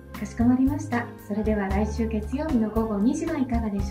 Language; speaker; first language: Japanese; native; Japanese